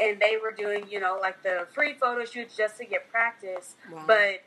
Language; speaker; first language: English; native; English